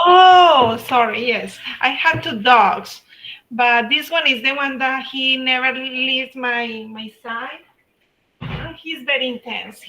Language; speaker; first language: English; non-native, fluent; Spanish